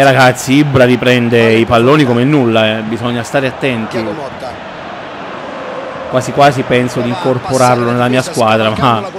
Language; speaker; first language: Italian; native; Italian